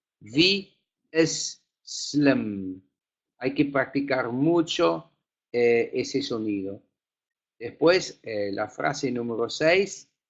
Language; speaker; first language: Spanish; non-native, fluent; Afrikaans